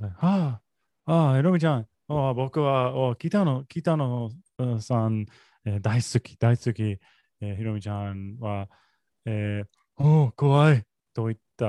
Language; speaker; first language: Japanese; non-native, learner; English